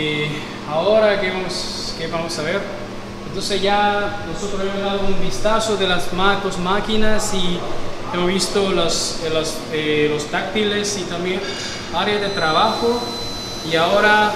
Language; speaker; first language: Spanish; non-native, fluent; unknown